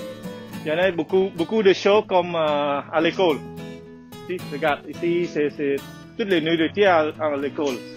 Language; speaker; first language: French; non-native, learner; Khmer